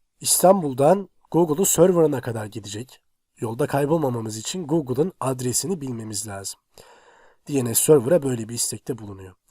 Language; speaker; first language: Turkish; native; Turkish